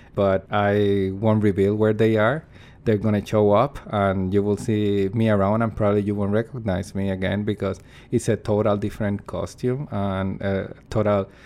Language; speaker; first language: English; non-native, fluent; Spanish